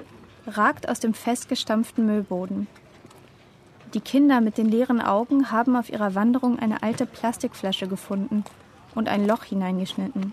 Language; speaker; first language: German; native; German